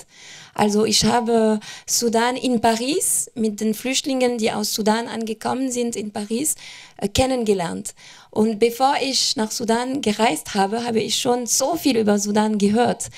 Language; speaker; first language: German; non-native, fluent; French